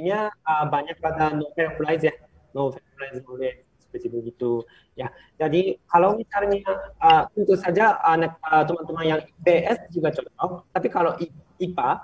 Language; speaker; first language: Indonesian; non-native, fluent; Japanese